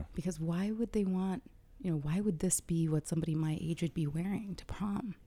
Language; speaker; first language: English; early bilingual, other home language; Arabic